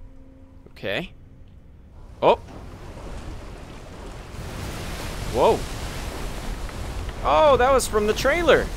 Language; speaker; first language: English; native; English